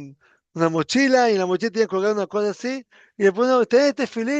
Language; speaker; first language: Spanish; native; Spanish